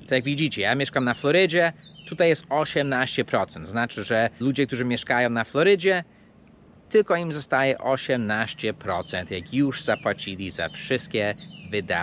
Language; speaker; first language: Polish; non-native, fluent; English